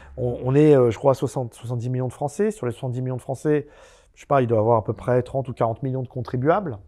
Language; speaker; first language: French; native; French